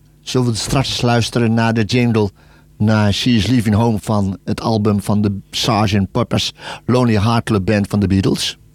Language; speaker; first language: Dutch; native; Dutch